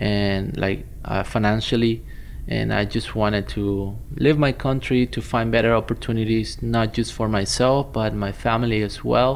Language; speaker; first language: English; non-native, fluent; Spanish